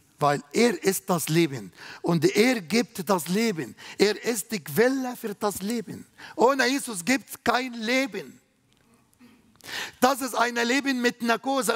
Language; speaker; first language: German; non-native, fluent; Arabic